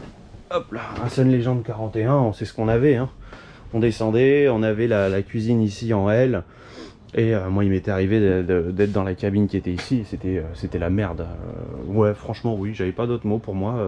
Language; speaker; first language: French; native; French